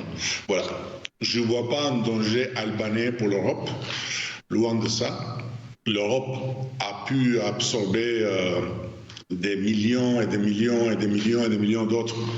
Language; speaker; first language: French; non-native, fluent; Albanian